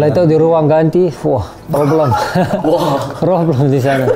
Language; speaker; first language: Indonesian; non-native, learner; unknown